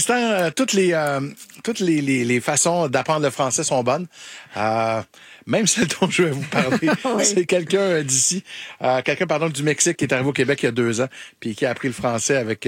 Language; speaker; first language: French; native; French